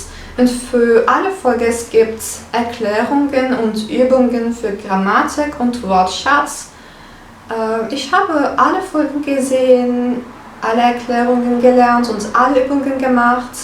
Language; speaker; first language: German; non-native, fluent; Turkish